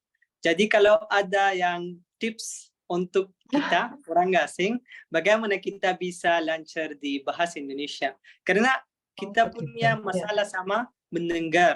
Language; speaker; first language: Indonesian; non-native, learner; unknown